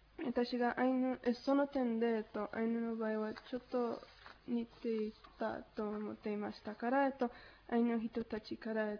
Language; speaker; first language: Japanese; non-native, learner; Spanish